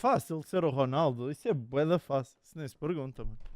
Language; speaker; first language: Portuguese; native; Portuguese